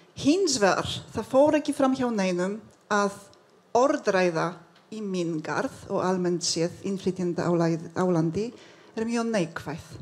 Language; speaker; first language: Icelandic; non-native, fluent; Polish